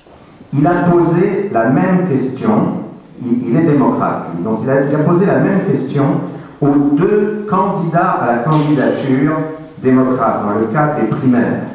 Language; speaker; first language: French; native; French